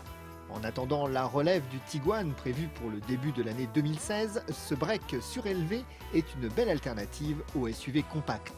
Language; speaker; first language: French; native; French